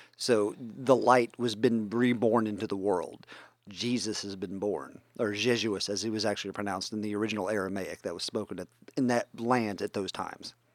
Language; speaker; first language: English; native; English